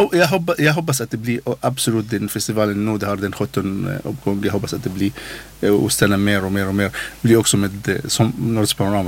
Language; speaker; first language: Swedish; non-native, learner; Arabic